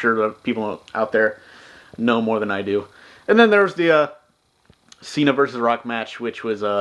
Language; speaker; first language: English; native; English